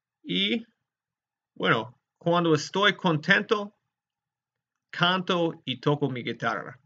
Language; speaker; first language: Spanish; non-native, fluent; English